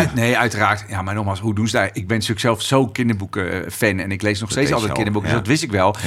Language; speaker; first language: Dutch; native; Dutch